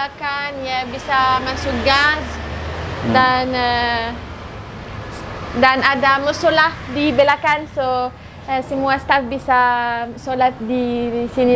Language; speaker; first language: Indonesian; non-native, learner; French